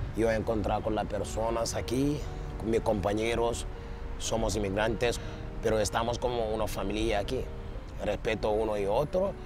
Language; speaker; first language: Spanish; non-native, learner; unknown